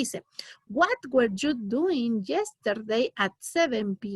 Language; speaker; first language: English; non-native, learner; Spanish